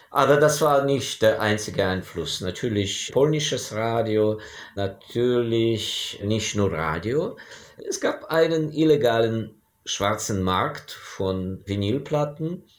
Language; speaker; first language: German; non-native, fluent; Ukrainian